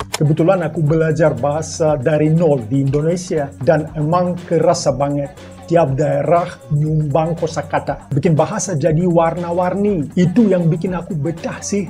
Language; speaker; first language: Malay; non-native, fluent; Russian